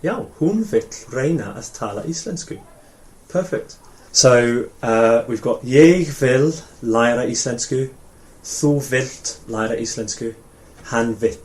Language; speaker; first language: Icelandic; non-native, fluent; English